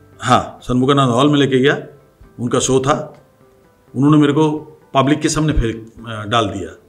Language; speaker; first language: Hindi; non-native, local second language; Bangla